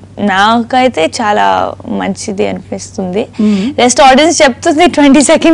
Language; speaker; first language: Telugu; non-native, learner; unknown